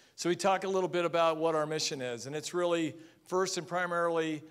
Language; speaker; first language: English; native; English